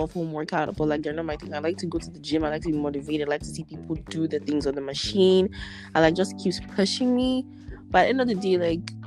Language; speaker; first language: English; non-native, local second language; Yoruba